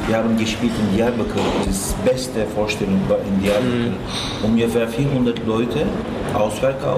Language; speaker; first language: German; non-native, fluent; Turkish